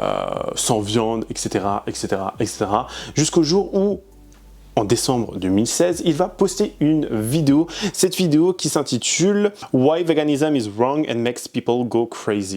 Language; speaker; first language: French; native; French